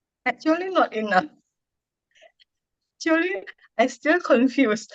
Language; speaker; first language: English; non-native, learner; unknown